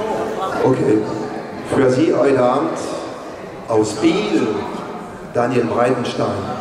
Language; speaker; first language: German; non-native, learner; French